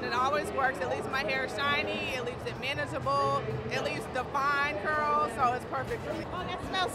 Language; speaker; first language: English; native; English